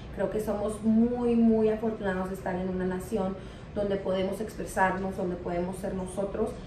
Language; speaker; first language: Spanish; early bilingual, heritage; Spanish